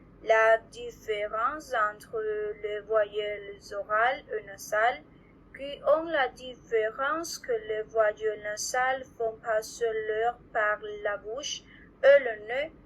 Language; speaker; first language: French; non-native, learner; Spanish